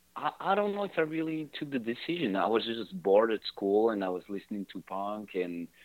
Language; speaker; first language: English; non-native, fluent; French